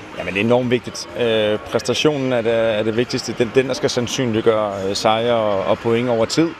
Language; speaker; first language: Danish; native; Danish